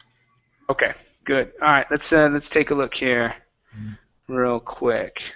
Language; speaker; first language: English; native; English